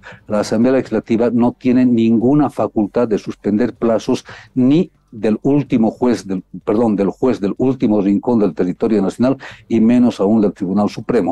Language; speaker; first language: Spanish; native; Spanish